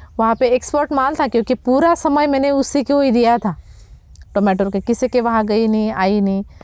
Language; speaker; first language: Hindi; non-native, local second language; Marathi